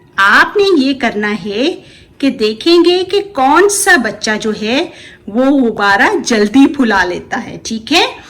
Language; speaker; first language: Urdu; non-native, local second language; Punjabi